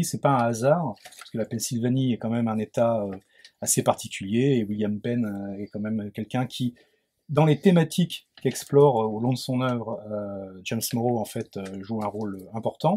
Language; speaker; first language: French; native; French